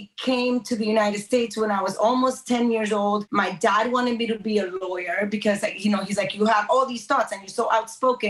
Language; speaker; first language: English; early bilingual, other home language; Spanish